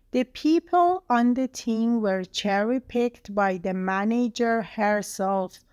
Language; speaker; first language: English; non-native, fluent; Persian